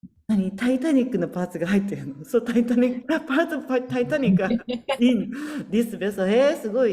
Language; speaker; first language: Japanese; native; Japanese